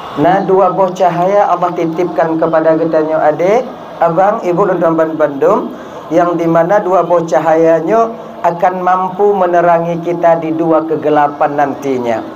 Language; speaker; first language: Malay; non-native, local second language; Achinese